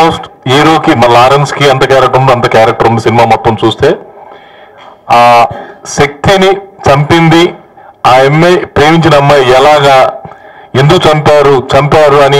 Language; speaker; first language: Telugu; native; Telugu